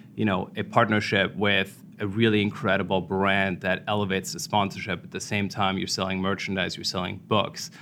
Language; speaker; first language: English; non-native, fluent; German